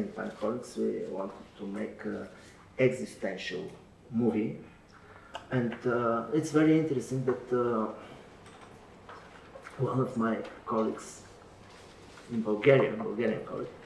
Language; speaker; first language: English; non-native, learner; Bulgarian